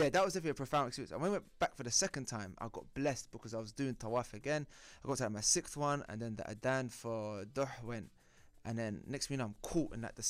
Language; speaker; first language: English; native; English